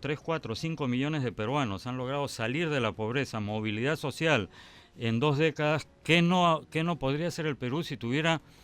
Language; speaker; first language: Spanish; native; Spanish